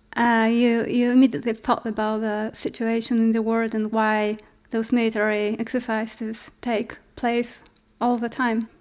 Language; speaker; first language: English; non-native, fluent; Polish